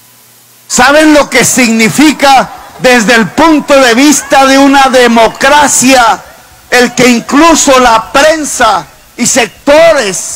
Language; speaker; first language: Spanish; native; Spanish